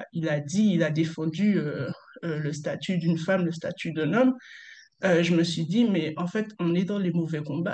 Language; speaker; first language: French; native; French